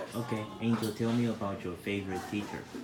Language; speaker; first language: English; non-native, fluent; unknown